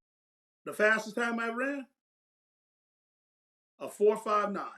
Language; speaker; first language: English; native; English